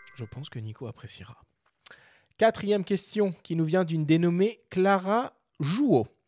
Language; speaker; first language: French; native; French